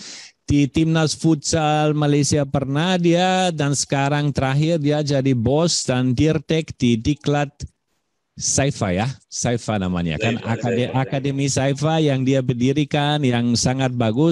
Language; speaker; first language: Indonesian; non-native, fluent; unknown